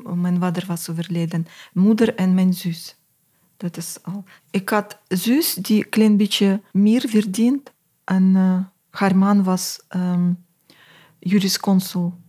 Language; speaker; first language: Dutch; non-native, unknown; Russian